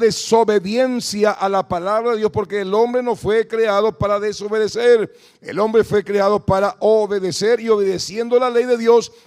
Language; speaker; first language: Spanish; native; Spanish